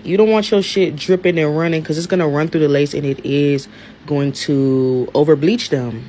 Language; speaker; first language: English; native; English